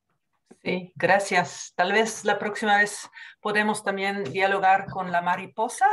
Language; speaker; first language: Spanish; non-native, fluent; Dutch